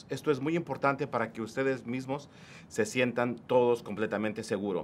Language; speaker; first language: Spanish; native; Spanish